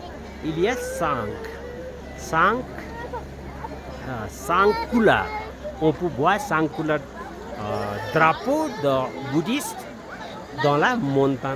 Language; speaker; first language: French; non-native, learner; Nepali